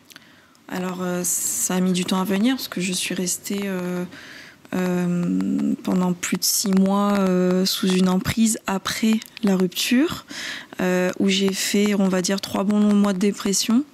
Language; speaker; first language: French; native; French